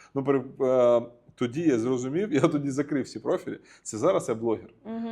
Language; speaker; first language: Ukrainian; native; Ukrainian